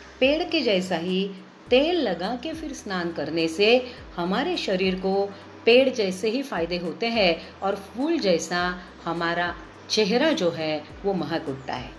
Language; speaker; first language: Hindi; non-native, local second language; Marathi